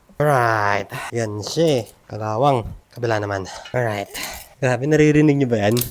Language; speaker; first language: Filipino; non-native, local second language; Iloko